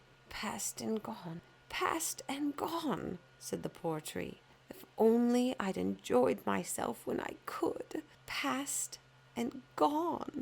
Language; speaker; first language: English; native; English